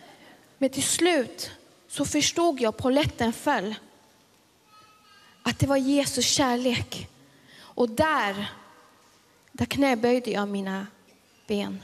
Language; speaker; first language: Swedish; early bilingual, other home language; Spanish